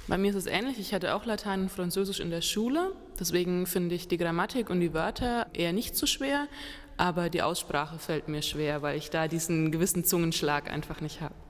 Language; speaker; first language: German; native; German